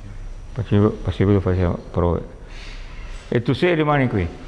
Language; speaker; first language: Italian; non-native, learner; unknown